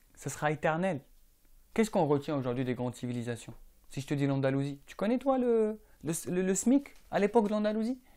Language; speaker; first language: French; non-native, local second language; Arabic